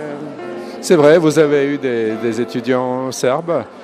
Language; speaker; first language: French; non-native, fluent; Serbian